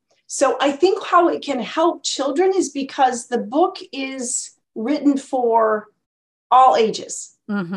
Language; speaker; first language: English; native; English